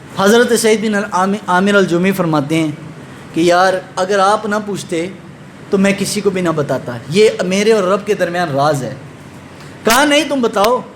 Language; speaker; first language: Urdu; non-native, local second language; Punjabi